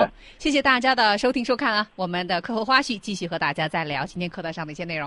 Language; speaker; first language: Chinese; native; Chinese